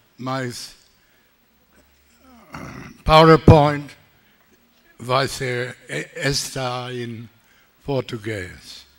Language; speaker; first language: Portuguese; non-native, learner; English